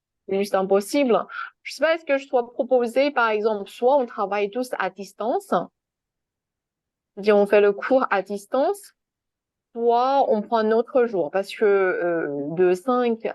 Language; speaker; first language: French; non-native, fluent; Chinese